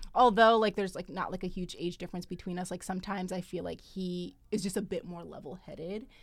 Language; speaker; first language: English; native; English